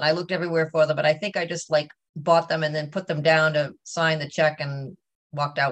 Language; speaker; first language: English; native; English